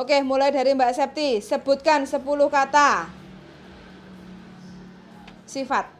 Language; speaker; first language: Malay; non-native, local second language; Javanese